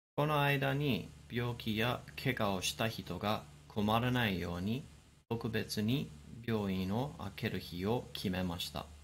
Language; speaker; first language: Japanese; non-native, fluent; English